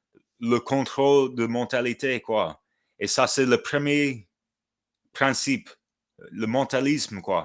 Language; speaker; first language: French; non-native, fluent; English